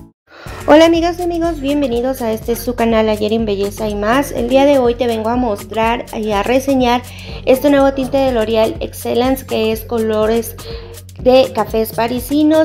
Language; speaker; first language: Spanish; native; Spanish